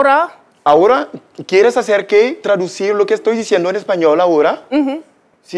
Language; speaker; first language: Spanish; non-native, local second language; French